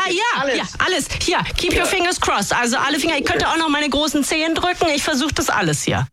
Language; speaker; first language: German; native; German